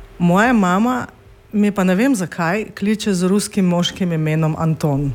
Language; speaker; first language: Slovenian; non-native, fluent; Russian